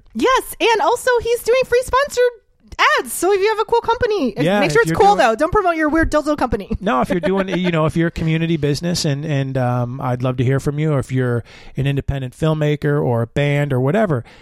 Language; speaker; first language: English; native; English